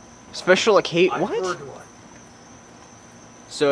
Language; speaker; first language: English; native; English